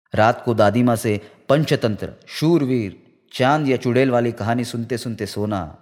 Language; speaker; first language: Hindi; non-native, local second language; Marathi